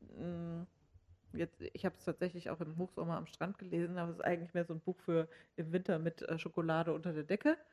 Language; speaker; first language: German; native; German